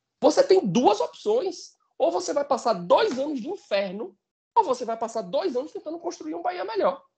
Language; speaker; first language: Portuguese; native; Portuguese